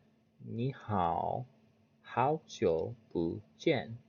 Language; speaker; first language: Chinese; non-native, learner; English